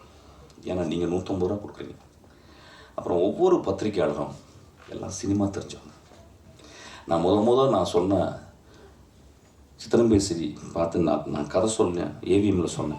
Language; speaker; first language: Tamil; native; Tamil